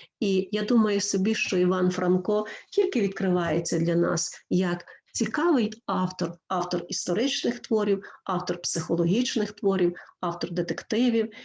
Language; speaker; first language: Ukrainian; native; Ukrainian